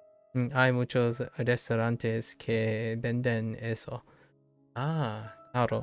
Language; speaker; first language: Spanish; non-native, learner; English